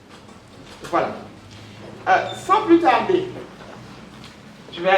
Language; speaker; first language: French; native; French